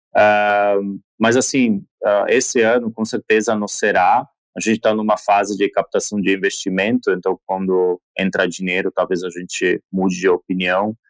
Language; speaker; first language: Portuguese; non-native, fluent; Slovak